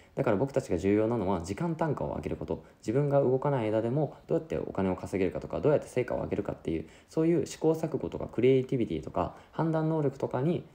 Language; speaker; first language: Japanese; native; Japanese